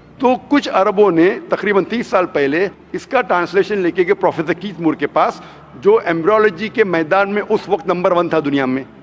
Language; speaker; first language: Hindi; non-native, local second language; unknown